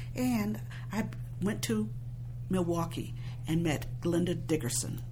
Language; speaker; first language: English; native; English